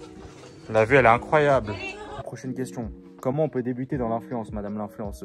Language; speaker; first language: French; early bilingual, other home language; Turkish